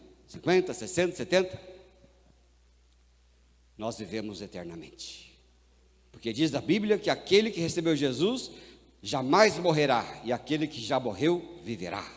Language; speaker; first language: Portuguese; native; Portuguese